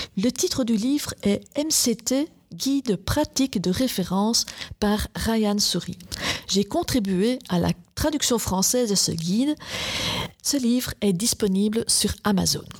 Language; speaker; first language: French; native; French